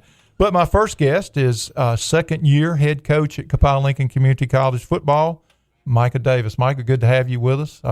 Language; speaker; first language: English; native; English